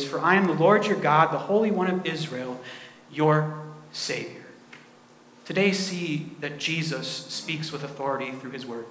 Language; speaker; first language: English; native; English